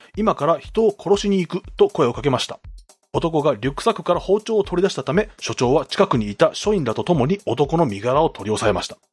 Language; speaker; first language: Japanese; native; Japanese